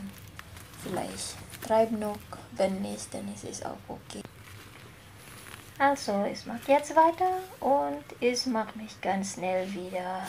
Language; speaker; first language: German; non-native, fluent; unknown